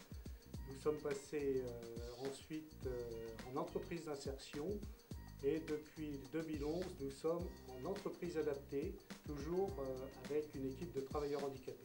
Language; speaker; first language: French; native; French